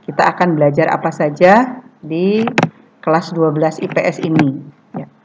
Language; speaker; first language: Indonesian; native; Indonesian